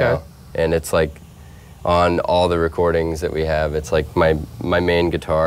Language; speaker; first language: English; native; English